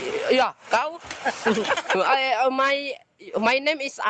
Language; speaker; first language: English; non-native, learner; Indonesian